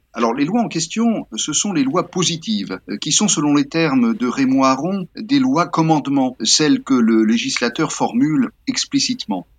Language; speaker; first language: French; native; French